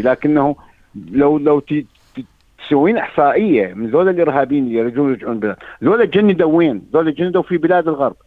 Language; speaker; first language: Arabic; native; Arabic